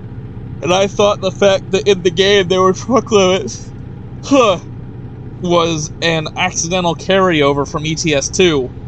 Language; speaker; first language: English; native; English